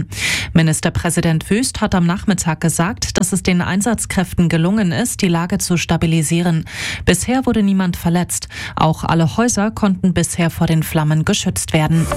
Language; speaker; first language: German; native; German